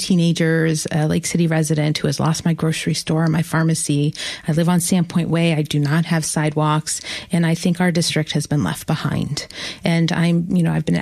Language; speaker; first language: English; native; English